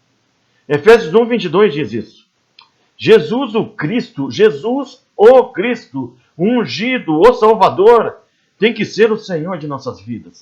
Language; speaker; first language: Portuguese; native; Portuguese